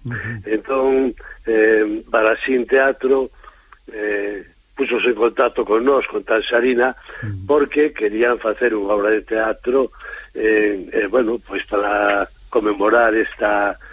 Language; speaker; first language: Galician; native; Galician